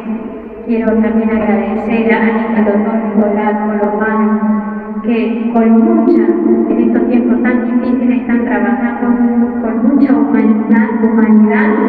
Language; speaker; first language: Spanish; native; Spanish